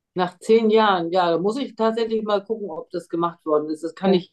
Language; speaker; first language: German; native; German